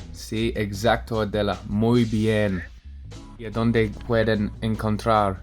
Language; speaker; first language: Spanish; non-native, learner; English